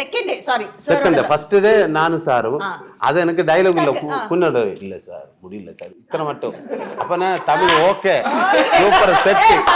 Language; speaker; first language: Tamil; non-native, learner; Malayalam